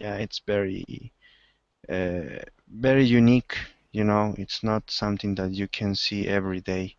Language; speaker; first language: English; non-native, learner; Spanish